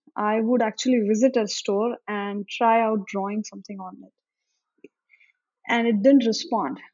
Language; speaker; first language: English; non-native, local second language; Marathi